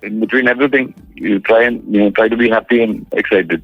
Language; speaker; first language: English; non-native, local second language; Malayalam